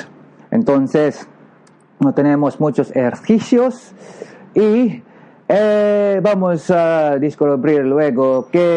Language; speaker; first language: Spanish; non-native, learner; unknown